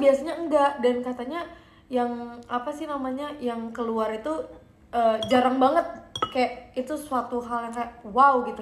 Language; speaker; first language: Indonesian; native; Indonesian